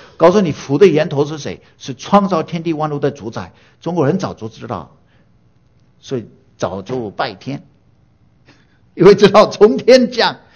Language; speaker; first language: Chinese; non-native, fluent; English